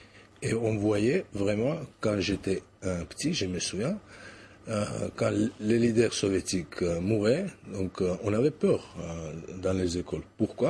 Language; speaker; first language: French; non-native, fluent; Georgian